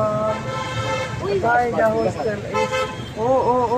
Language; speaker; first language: English; non-native, local second language; Filipino